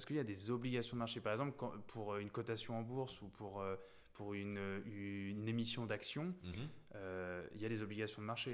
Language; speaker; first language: French; native; French